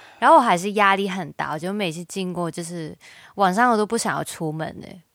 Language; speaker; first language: Chinese; non-native, local second language; Cantonese